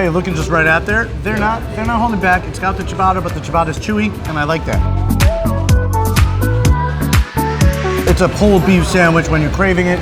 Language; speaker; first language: English; native; English